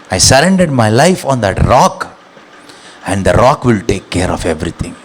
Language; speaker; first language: English; non-native, local second language; Kannada